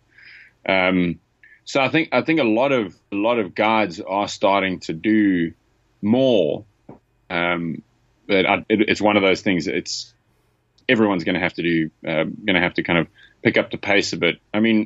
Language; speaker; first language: English; native; English